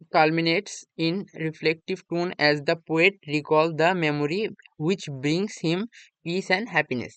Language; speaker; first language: English; non-native, local second language; Bangla